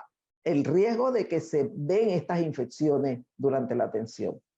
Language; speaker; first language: Spanish; native; Spanish